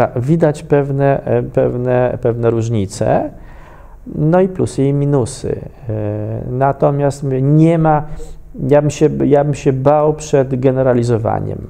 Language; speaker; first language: Polish; native; Polish